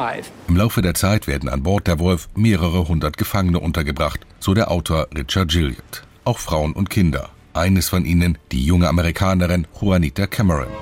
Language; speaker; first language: German; native; German